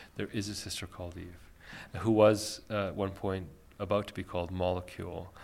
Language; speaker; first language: English; early bilingual, other home language; Armenian